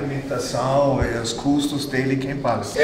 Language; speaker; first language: Portuguese; non-native, fluent; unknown